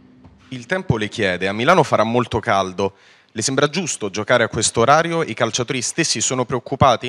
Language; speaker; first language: Italian; native; Italian